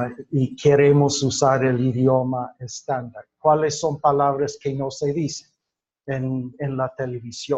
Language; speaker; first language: Spanish; non-native, fluent; English